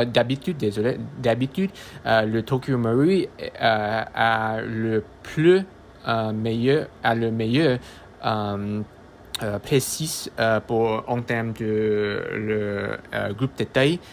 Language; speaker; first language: French; non-native, learner; English